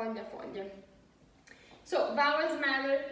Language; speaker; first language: English; non-native, fluent; Italian